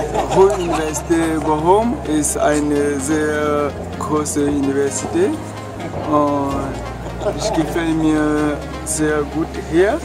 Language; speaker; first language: German; non-native, learner; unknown